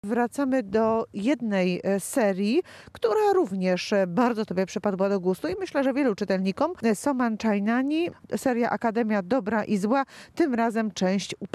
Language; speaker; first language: Polish; native; Polish